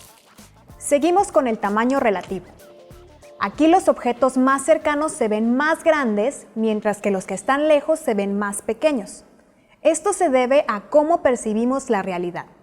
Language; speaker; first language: Spanish; native; Spanish